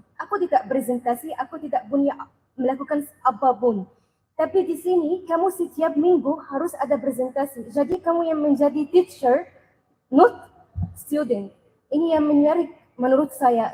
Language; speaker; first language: Indonesian; non-native, learner; Arabic